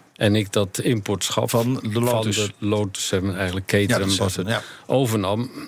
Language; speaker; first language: Dutch; native; Dutch